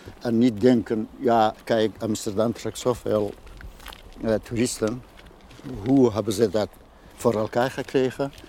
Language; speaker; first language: Dutch; non-native, fluent; Kurdish